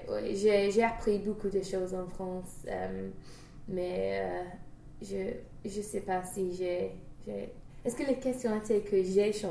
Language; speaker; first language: French; non-native, learner; English